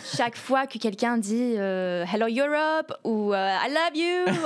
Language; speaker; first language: French; early bilingual, heritage; English